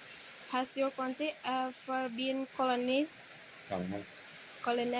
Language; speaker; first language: English; non-native, learner; Indonesian